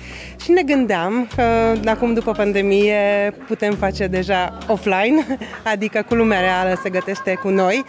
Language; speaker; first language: Romanian; non-native, fluent; Polish